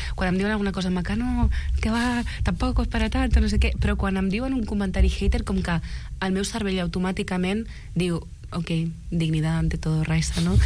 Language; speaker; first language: Catalan; early bilingual, other home language; Arabic